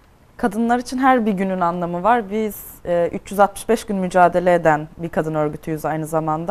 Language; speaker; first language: Turkish; native; Turkish